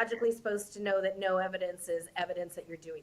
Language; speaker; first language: English; native; English